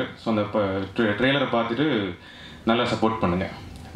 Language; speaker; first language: Tamil; native; Tamil